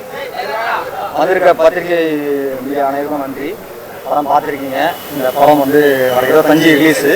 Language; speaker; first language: Tamil; native; Tamil